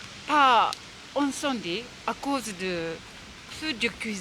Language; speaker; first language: French; non-native, learner; Japanese